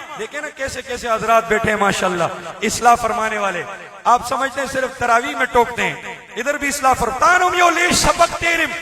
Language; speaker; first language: Urdu; non-native, local second language; Pashto